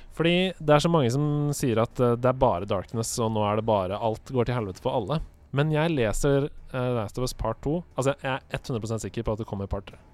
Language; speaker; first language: Norwegian; native; Norwegian